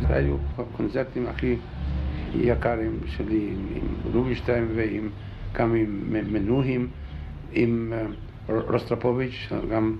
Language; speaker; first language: Hebrew; non-native, fluent; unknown